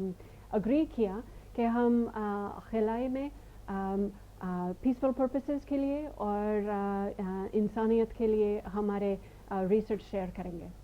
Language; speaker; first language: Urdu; non-native, fluent; English